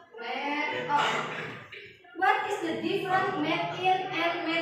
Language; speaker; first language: English; non-native, learner; Indonesian